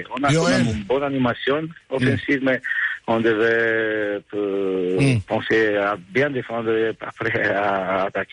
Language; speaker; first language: French; non-native, fluent; Romanian